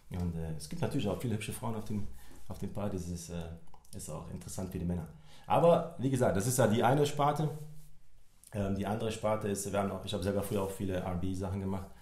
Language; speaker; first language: German; early bilingual, other home language; Croatian